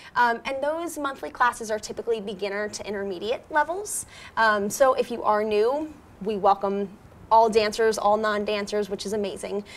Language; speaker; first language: English; native; English